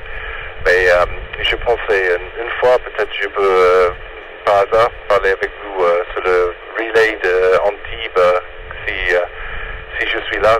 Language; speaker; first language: French; non-native, learner; English